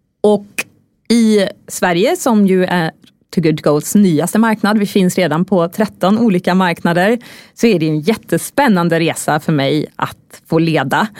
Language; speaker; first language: Swedish; native; Swedish